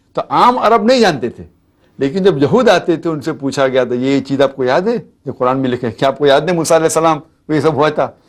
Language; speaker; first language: Urdu; non-native, local second language; Konkani